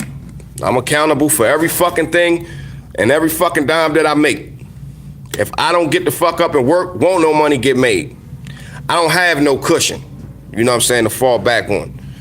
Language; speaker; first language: English; native; English